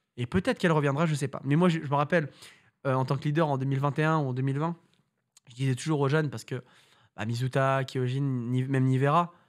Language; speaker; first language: French; native; French